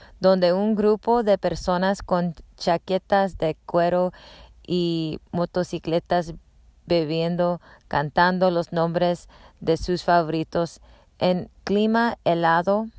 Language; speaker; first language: Spanish; non-native, learner; English